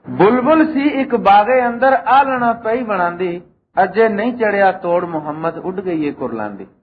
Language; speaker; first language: Urdu; non-native, local second language; Punjabi